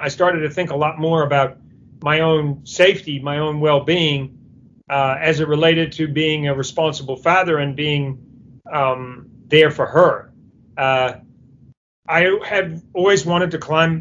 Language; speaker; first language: English; native; English